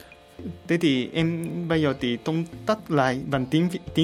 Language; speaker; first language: Vietnamese; non-native, learner; Japanese